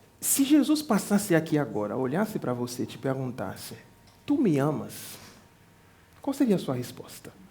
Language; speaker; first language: Portuguese; non-native, fluent; French